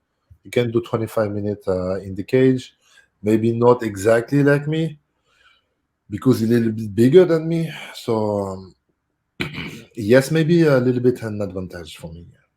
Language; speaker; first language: English; non-native, fluent; French